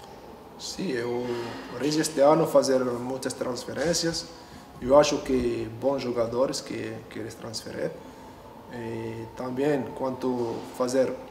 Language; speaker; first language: Portuguese; non-native, learner; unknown